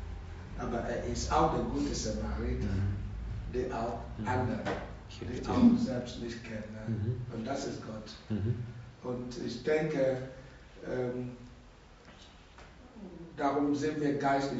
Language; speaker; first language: German; non-native, learner; Russian